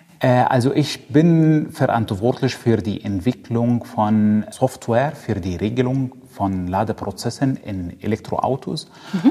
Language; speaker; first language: German; non-native, fluent; Arabic